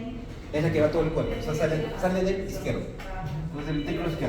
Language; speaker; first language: Spanish; native; Spanish